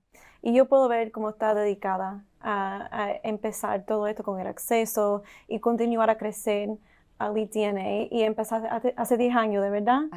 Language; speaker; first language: Spanish; early bilingual, heritage; Spanish